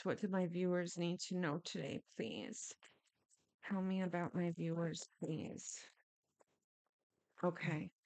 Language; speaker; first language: English; native; English